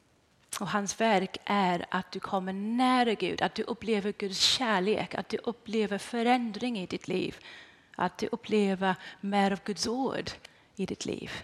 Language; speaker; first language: Swedish; non-native, fluent; English